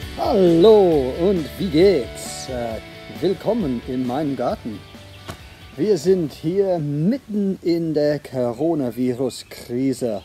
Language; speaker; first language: German; non-native, fluent; English